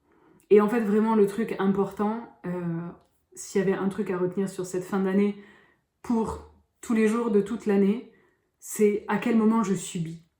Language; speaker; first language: French; native; French